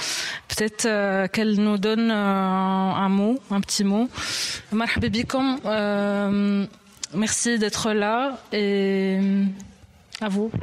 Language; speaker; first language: French; non-native, local second language; Arabic